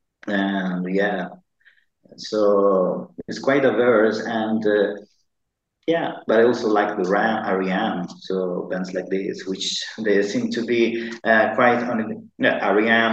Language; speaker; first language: English; non-native, fluent; Italian